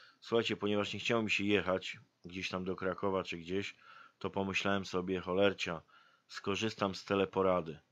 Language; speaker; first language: Polish; native; Polish